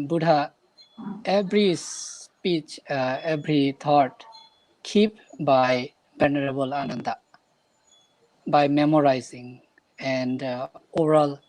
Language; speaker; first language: English; non-native, fluent; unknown